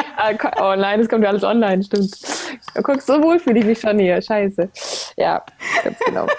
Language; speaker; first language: German; native; German